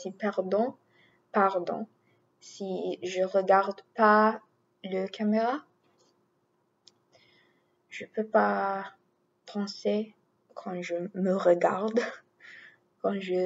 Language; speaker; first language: French; non-native, learner; English